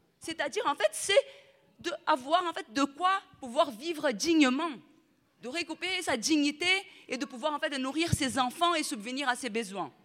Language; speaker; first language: French; non-native, fluent; Portuguese